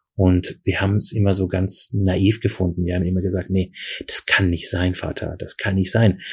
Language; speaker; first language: German; non-native, fluent; Persian